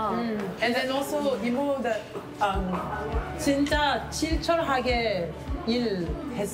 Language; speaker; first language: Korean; non-native, learner; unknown